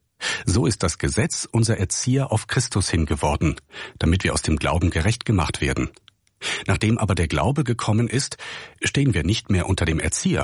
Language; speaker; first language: German; native; German